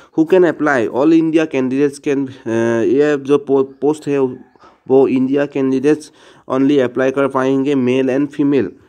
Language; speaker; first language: Hindi; non-native, local second language; Assamese